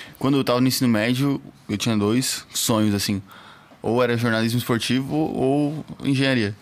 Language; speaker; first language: Portuguese; native; Portuguese